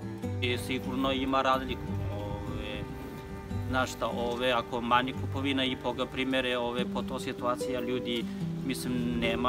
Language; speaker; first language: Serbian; non-native, learner; Chinese